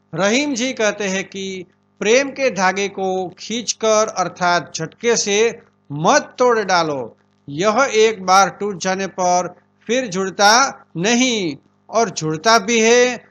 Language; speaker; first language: Hindi; non-native, local second language; Gujarati